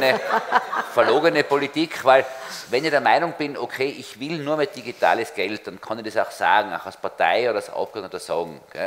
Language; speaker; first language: German; native; German